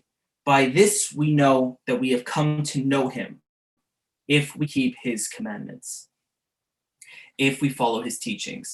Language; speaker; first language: English; native; English